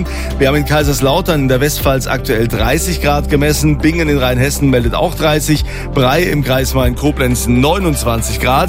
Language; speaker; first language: German; native; German